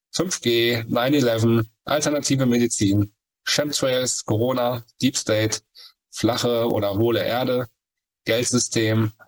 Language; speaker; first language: German; native; German